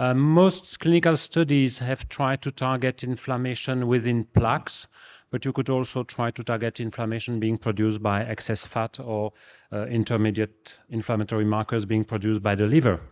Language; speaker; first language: English; non-native, fluent; French